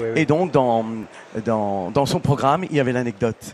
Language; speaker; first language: French; early bilingual, other home language; Italian